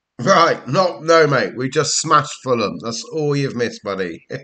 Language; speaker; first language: English; native; English